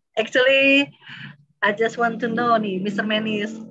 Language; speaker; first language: English; non-native, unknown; Indonesian